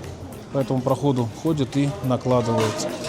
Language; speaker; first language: Russian; native; Russian